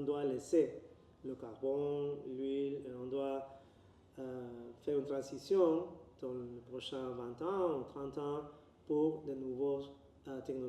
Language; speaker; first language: French; non-native, learner; Spanish